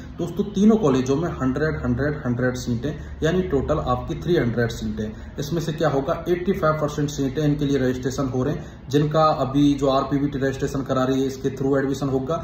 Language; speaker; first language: Hindi; native; Hindi